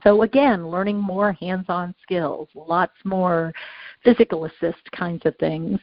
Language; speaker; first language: English; native; English